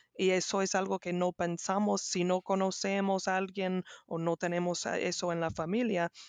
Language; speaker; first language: Spanish; non-native, learner; English